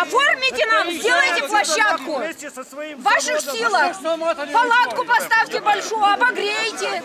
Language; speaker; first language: Russian; native; Russian